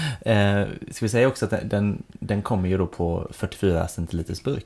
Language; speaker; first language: Swedish; native; Swedish